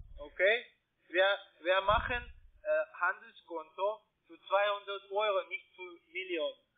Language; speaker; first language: German; non-native, learner; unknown